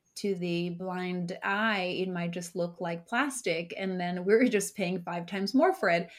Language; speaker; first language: English; early bilingual, heritage; Spanish